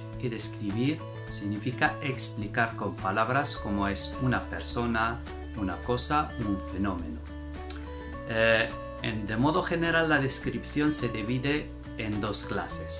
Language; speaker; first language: Spanish; non-native, fluent; Arabic